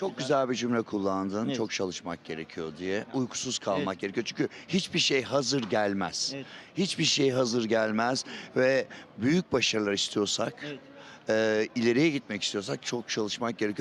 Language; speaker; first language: Turkish; native; Turkish